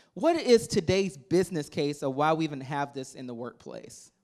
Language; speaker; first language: English; native; English